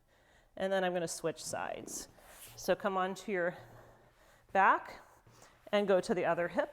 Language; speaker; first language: English; native; English